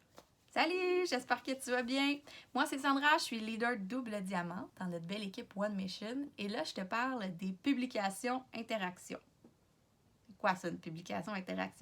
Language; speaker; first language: French; native; French